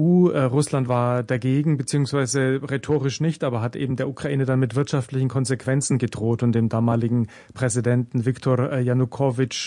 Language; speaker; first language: German; native; German